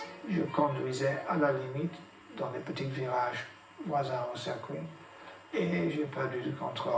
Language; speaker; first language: French; non-native, fluent; English